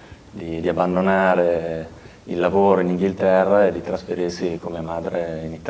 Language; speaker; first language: Italian; native; Italian